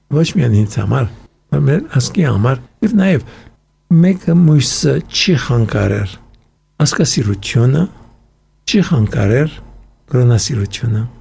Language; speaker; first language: Armenian; early bilingual, heritage; Armenian